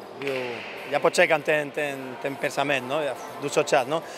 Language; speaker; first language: Polish; non-native, learner; Spanish